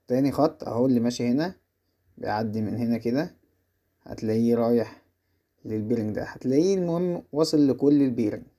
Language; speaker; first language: Arabic; native; Arabic